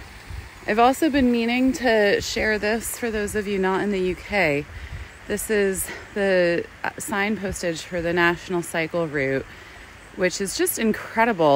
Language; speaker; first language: English; native; English